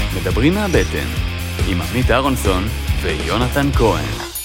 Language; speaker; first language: Hebrew; native; Hebrew